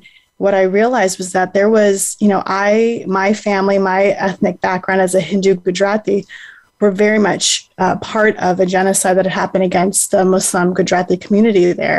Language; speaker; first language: English; native; English